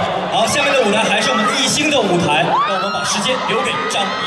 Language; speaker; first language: Chinese; native; Chinese